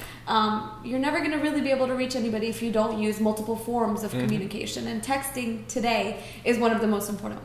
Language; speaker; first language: English; native; English